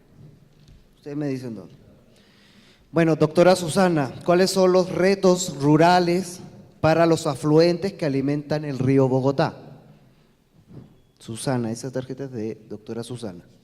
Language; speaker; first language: Spanish; native; Spanish